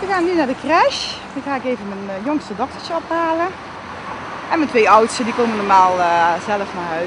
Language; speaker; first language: Dutch; native; Dutch